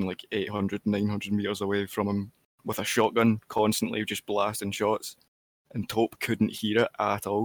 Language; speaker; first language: English; native; English